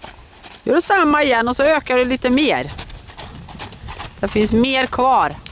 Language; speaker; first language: Swedish; native; Swedish